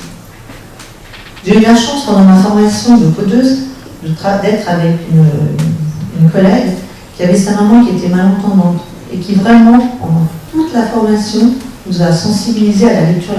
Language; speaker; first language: French; native; French